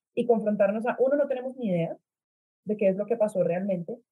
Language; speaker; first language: Spanish; native; Spanish